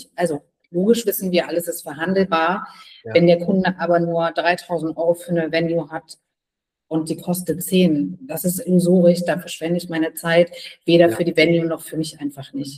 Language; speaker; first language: German; native; German